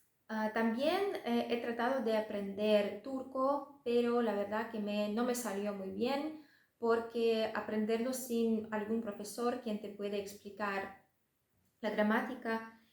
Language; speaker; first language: Spanish; non-native, fluent; Russian